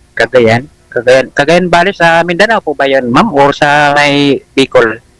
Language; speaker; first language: Filipino; non-native, local second language; Cebuano